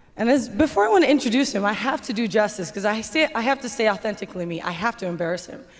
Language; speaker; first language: English; native; English